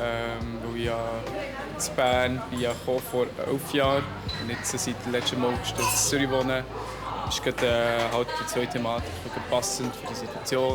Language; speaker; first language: German; early bilingual, other home language; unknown